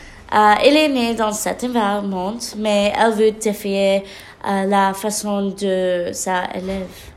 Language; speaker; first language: French; non-native, learner; English